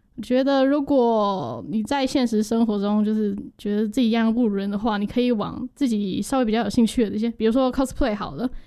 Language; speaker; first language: Chinese; native; Chinese